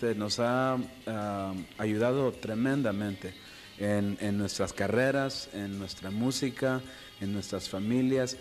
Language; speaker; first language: Spanish; early bilingual, heritage; Spanish